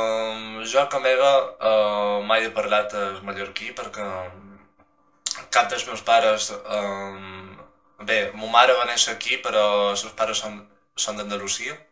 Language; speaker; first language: Catalan; non-native, local second language; Spanish